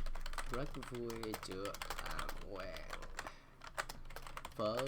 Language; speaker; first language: Vietnamese; non-native, learner; English